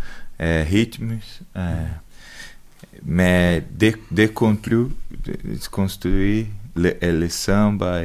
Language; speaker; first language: French; non-native, learner; Portuguese